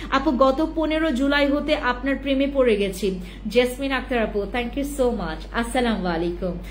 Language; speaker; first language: Bangla; native; Bangla